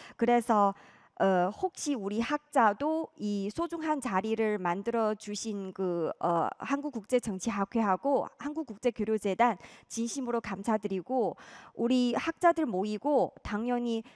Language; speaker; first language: Korean; non-native, fluent; Chinese